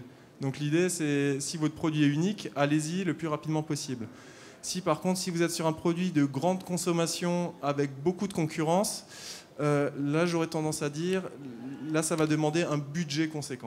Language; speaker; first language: French; native; French